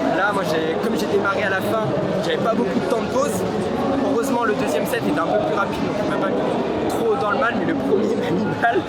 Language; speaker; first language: French; native; French